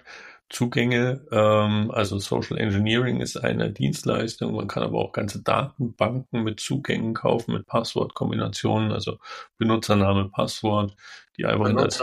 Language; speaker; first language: German; native; German